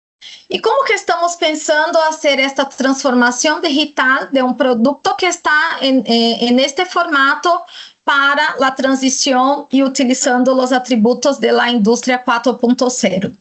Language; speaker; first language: Spanish; non-native, fluent; Portuguese